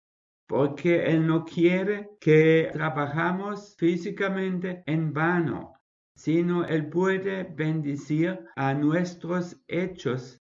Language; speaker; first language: Spanish; non-native, fluent; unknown